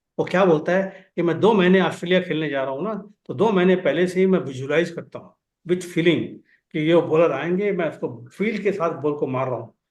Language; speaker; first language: Hindi; native; Hindi